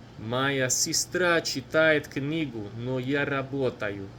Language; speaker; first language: Russian; non-native, fluent; English